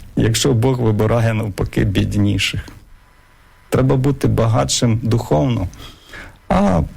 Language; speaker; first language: Ukrainian; native; Ukrainian